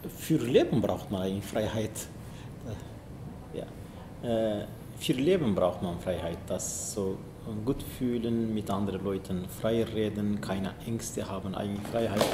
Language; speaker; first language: German; non-native, learner; Zaza